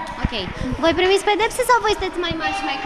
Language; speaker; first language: Romanian; native; Romanian